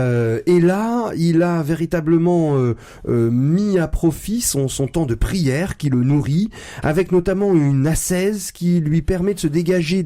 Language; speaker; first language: French; native; French